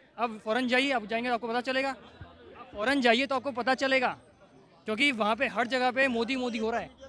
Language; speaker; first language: Hindi; non-native, local second language; Gujarati